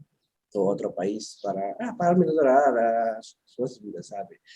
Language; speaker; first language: Portuguese; non-native, learner; Filipino